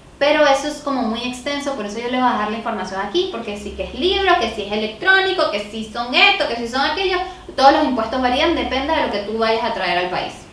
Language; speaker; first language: Spanish; native; Spanish